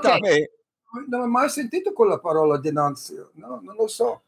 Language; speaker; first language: Italian; non-native, learner; English